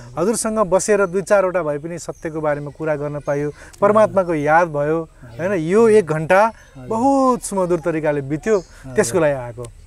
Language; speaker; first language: Nepali; native; Nepali